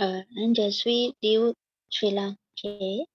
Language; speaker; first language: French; non-native, learner; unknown